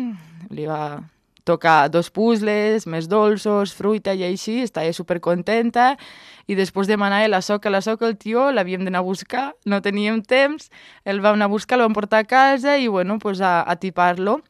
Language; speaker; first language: Catalan; early bilingual, other home language; Romanian